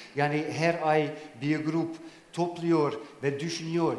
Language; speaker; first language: Turkish; non-native, fluent; Dutch